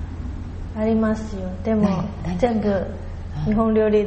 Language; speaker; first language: Japanese; non-native, learner; Chinese